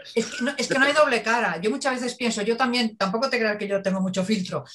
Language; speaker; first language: Spanish; native; Spanish